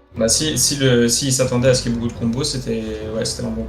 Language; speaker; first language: French; native; French